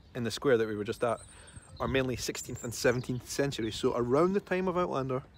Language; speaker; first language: English; native; English